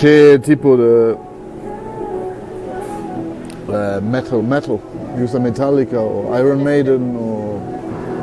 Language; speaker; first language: Spanish; non-native, learner; German